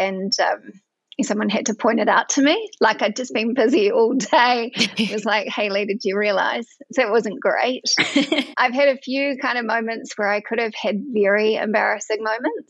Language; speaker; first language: English; native; English